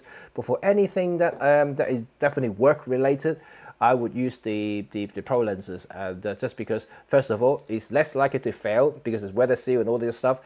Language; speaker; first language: English; non-native, local second language; Cantonese